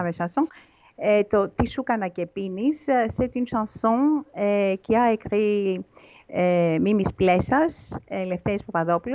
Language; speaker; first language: French; non-native, learner; Greek